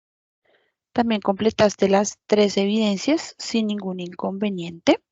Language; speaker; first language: Spanish; native; Spanish